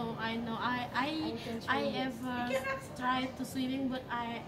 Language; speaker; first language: English; non-native, learner; Indonesian